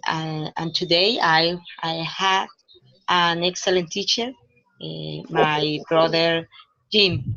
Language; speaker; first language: English; non-native, learner; Spanish